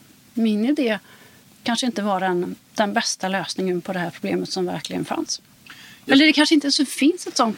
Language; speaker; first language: Swedish; native; Swedish